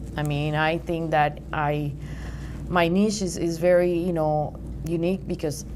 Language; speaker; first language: English; non-native, fluent; Spanish